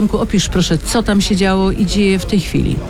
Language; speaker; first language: Polish; native; Polish